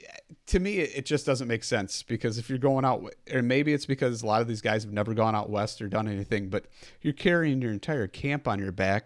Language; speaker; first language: English; native; English